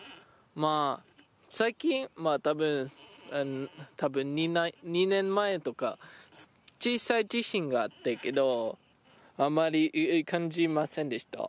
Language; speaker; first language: Japanese; non-native, learner; French